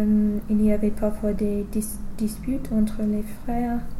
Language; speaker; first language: French; non-native, fluent; English